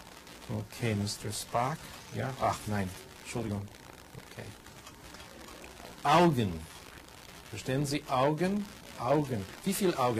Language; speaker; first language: German; non-native, fluent; English